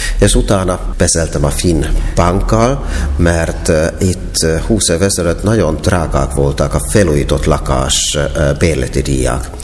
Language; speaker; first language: Hungarian; non-native, fluent; Finnish